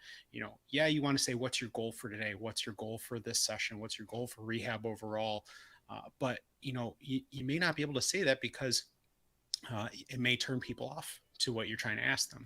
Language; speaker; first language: English; native; English